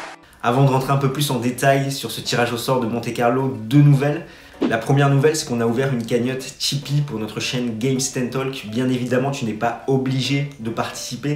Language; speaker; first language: French; native; French